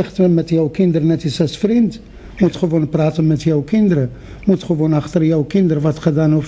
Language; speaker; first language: Dutch; non-native, fluent; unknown